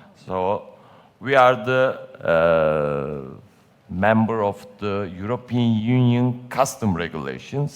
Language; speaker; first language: English; non-native, learner; Turkish